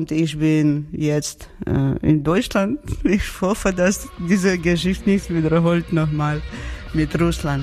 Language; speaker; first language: German; non-native, learner; Georgian